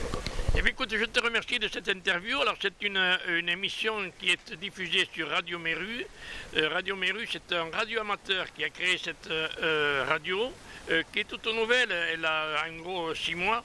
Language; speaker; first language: French; native; French